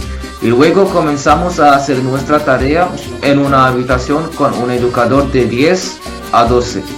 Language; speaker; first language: Spanish; non-native, fluent; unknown